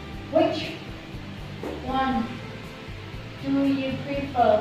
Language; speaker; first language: English; non-native, learner; Vietnamese